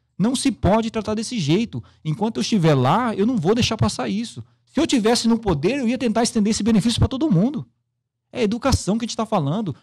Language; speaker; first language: Portuguese; native; Portuguese